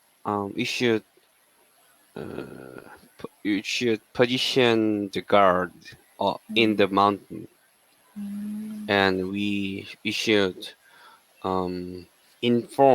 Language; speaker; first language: English; non-native, learner; Korean